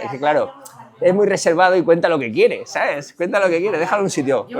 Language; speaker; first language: Spanish; native; Spanish